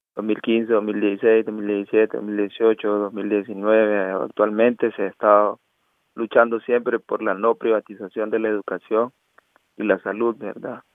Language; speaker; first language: Spanish; native; Spanish